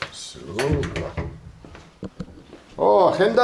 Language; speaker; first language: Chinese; non-native, learner; English